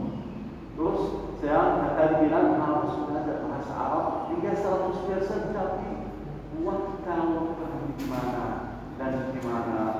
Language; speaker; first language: Indonesian; non-native, learner; Arabic